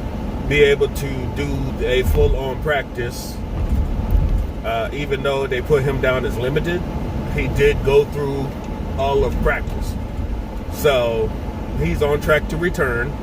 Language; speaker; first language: English; native; English